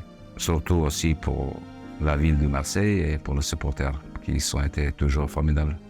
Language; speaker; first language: French; non-native, fluent; Serbian